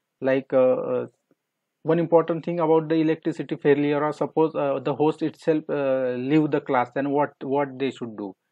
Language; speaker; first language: English; non-native, local second language; Marathi